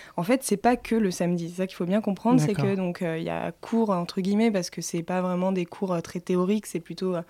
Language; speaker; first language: French; native; French